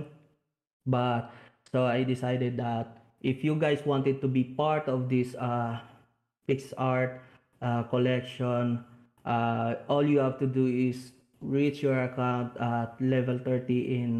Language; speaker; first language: English; non-native, local second language; Hiligaynon